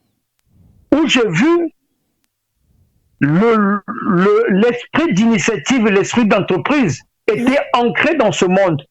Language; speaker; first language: French; non-native, local second language; Lingala